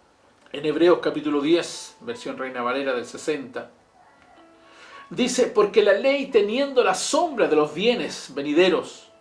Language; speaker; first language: Spanish; native; Spanish